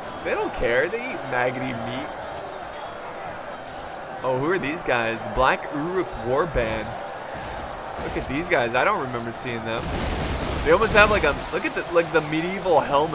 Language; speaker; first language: English; native; English